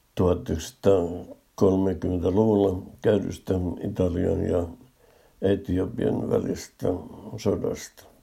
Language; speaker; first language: Finnish; native; Finnish